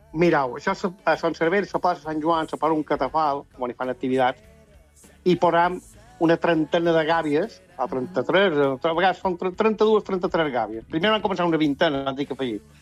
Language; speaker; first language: Catalan; native; Catalan